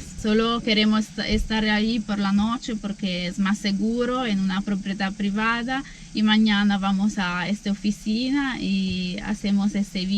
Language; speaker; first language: Spanish; non-native, learner; Italian